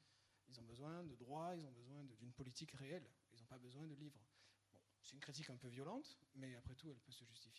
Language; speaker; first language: French; native; French